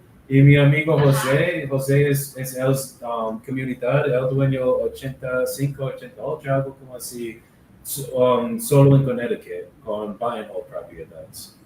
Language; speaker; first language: Spanish; non-native, learner; English